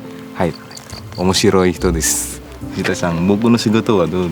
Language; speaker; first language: Japanese; non-native, fluent; Indonesian